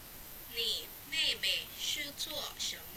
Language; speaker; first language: Chinese; non-native, learner; Indonesian